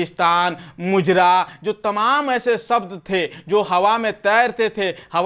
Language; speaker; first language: Hindi; native; Hindi